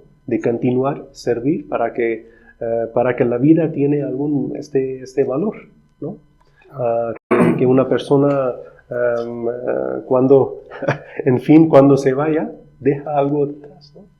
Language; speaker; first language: Spanish; non-native, fluent; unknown